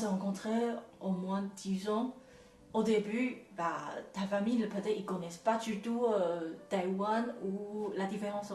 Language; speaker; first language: French; non-native, fluent; Chinese